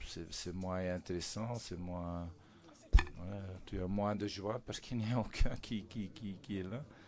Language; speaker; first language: French; non-native, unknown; Dutch